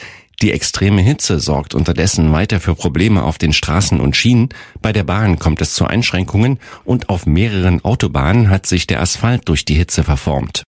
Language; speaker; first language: German; native; German